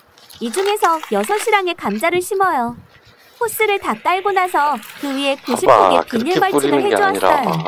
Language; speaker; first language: Korean; native; Korean